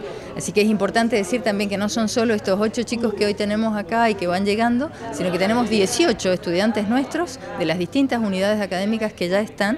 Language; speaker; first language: Spanish; native; Spanish